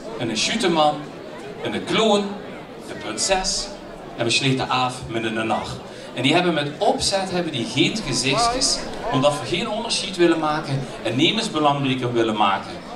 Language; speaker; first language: Dutch; non-native, local second language; Limburgish